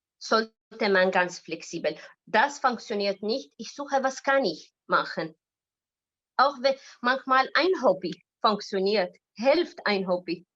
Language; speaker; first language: German; non-native, learner; Arabic